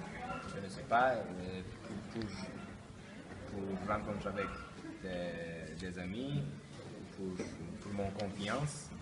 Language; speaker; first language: French; non-native, learner; Turkish